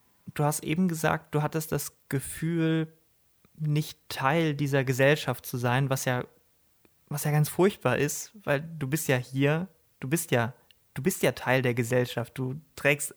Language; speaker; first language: German; native; German